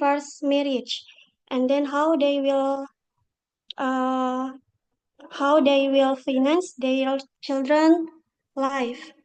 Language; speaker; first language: English; non-native, local second language; Indonesian